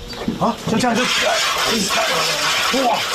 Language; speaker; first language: Chinese; native; Chinese